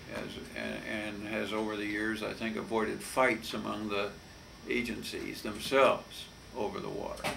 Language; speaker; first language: English; native; English